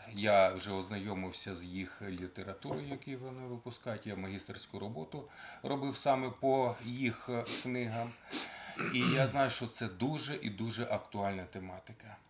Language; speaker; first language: Ukrainian; native; Ukrainian